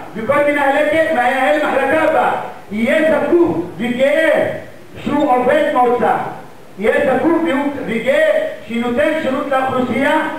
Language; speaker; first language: Hebrew; non-native, local second language; Arabic